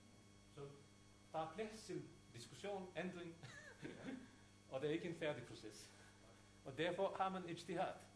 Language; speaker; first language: Danish; non-native, fluent; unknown